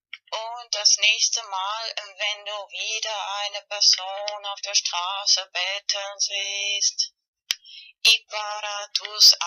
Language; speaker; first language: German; non-native, fluent; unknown